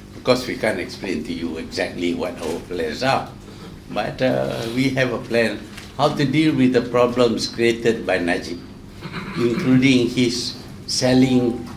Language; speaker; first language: English; non-native, local second language; Malay